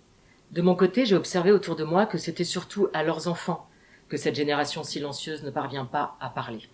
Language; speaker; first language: French; native; French